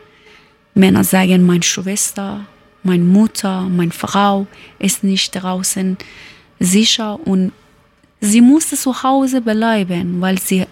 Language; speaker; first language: German; non-native, learner; Persian